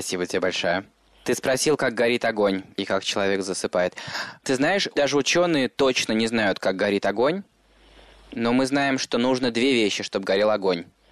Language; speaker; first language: Russian; native; Russian